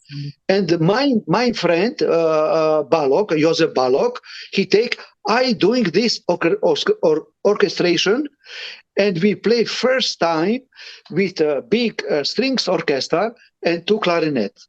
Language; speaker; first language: English; non-native, learner; Romany